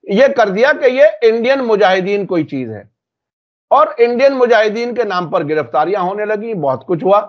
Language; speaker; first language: Hindi; native; Hindi